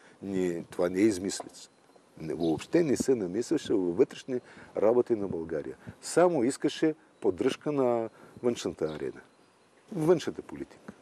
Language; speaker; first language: Bulgarian; non-native, fluent; Russian